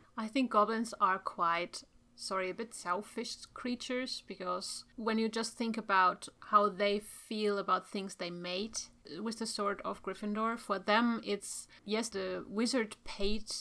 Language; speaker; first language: English; non-native, fluent; Czech